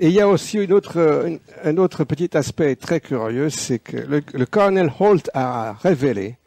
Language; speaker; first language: French; native; French